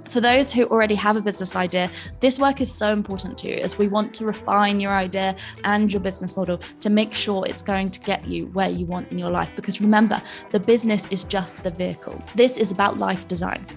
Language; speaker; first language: English; native; English